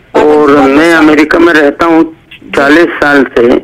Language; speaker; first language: Hindi; native; Hindi